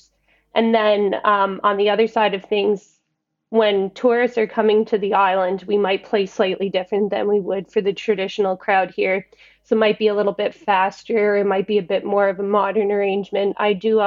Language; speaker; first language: English; native; English